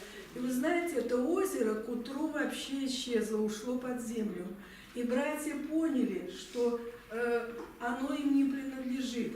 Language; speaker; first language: Russian; native; Russian